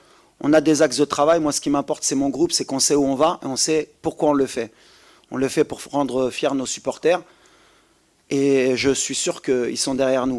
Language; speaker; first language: French; native; French